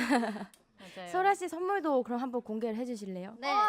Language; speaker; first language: Korean; native; Korean